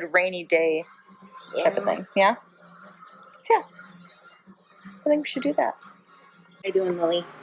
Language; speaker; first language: English; native; English